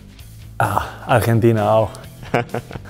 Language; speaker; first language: German; non-native, learner; Spanish